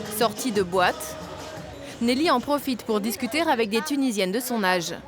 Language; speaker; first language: French; native; French